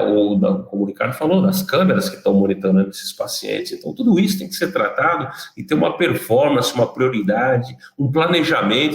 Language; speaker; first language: Portuguese; native; Portuguese